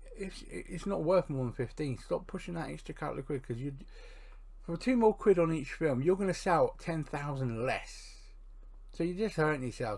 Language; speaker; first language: English; native; English